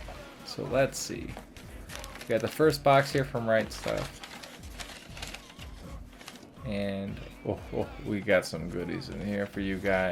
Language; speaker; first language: English; native; English